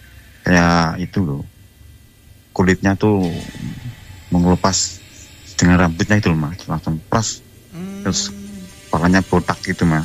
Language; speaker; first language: Indonesian; non-native, local second language; Javanese